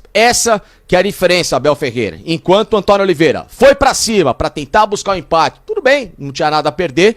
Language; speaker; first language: Portuguese; native; Portuguese